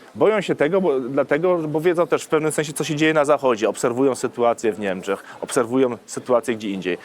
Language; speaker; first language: Polish; early bilingual, heritage; Polish